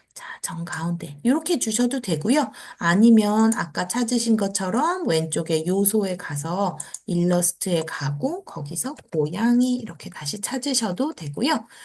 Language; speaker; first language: Korean; native; Korean